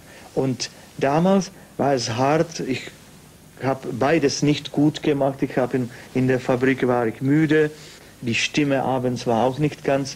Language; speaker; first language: German; non-native, fluent; Czech